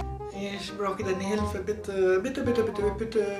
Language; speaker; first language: German; non-native, learner; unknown